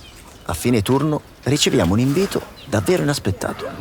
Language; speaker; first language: Italian; native; Italian